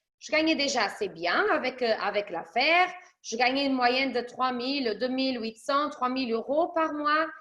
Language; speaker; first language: French; early bilingual, other home language; Portuguese